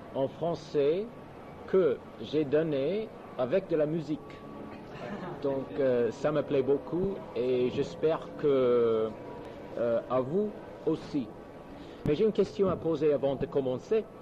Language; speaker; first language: French; non-native, fluent; English